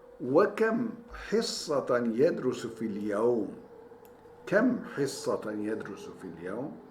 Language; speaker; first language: Arabic; non-native, fluent; Turkish